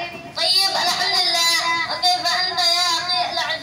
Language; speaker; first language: Arabic; non-native, learner; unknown